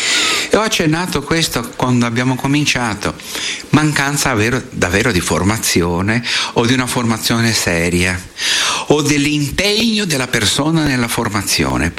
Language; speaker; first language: Italian; non-native, fluent; Portuguese